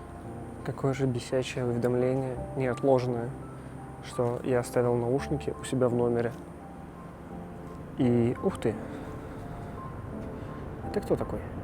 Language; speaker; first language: Russian; native; Russian